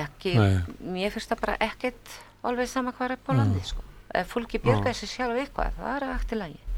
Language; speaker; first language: Icelandic; non-native, local second language; Polish